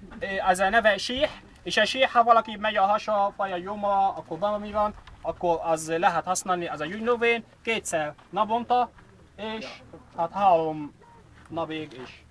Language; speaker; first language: Hungarian; non-native, learner; Arabic